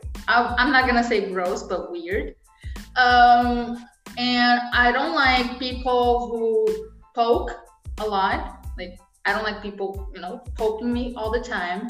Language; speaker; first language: English; non-native, fluent; Portuguese